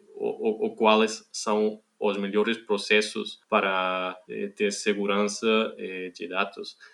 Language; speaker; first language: Portuguese; non-native, fluent; German